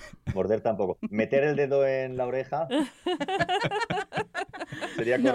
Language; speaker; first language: Spanish; native; Spanish